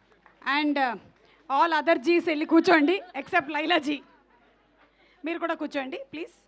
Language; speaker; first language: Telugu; native; Telugu